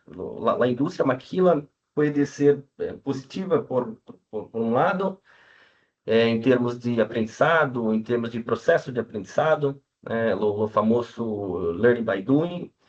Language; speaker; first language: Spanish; non-native, learner; Portuguese